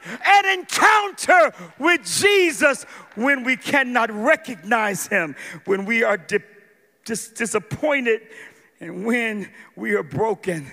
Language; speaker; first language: English; native; English